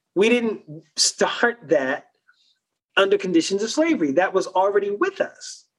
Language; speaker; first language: English; early bilingual, other home language; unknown